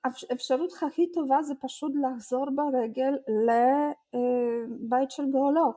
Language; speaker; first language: Hebrew; non-native, fluent; Russian